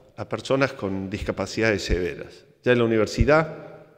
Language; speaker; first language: Spanish; native; Spanish